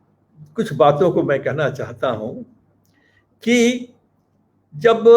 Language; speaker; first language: Hindi; native; Hindi